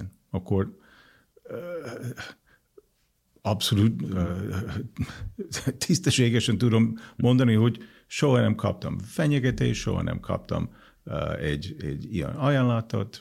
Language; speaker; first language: Hungarian; non-native, fluent; English